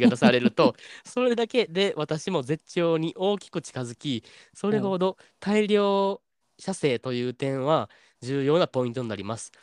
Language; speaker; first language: Japanese; native; Japanese